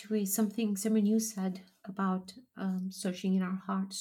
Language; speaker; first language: English; non-native, local second language; Punjabi